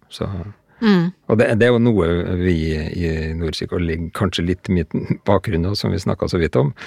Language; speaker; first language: Norwegian; native; Norwegian